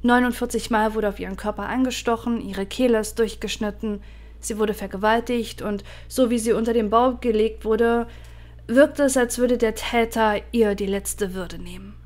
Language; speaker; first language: German; native; German